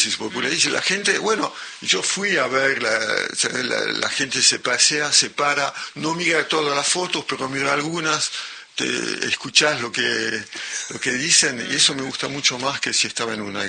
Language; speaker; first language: Spanish; non-native, local second language; French